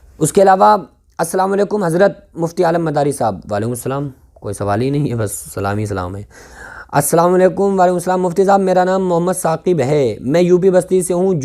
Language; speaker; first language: Urdu; native; Urdu